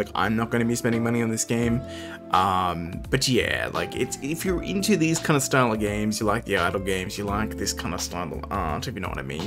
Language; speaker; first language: English; native; English